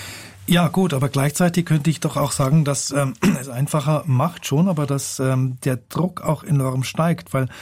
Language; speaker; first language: German; native; German